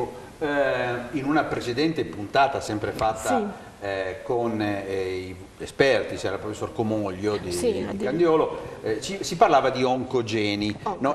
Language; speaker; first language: Italian; native; Italian